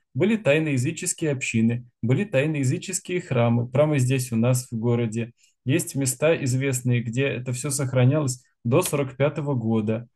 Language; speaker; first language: Russian; native; Russian